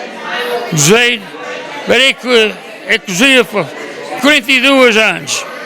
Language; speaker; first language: Portuguese; early bilingual, heritage; Portuguese